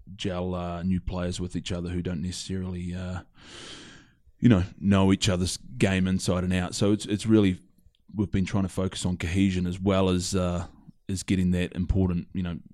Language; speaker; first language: English; native; English